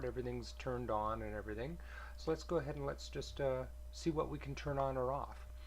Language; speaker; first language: English; native; English